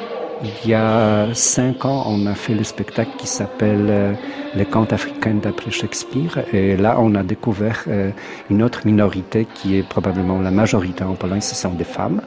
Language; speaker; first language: French; non-native, fluent; Polish